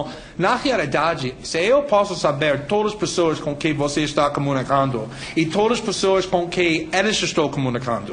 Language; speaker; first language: Portuguese; non-native, fluent; English